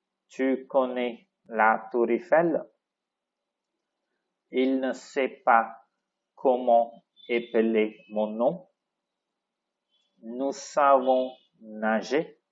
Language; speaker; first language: French; non-native, fluent; Tamil